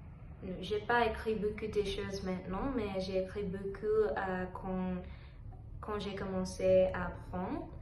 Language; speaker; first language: French; non-native, learner; Telugu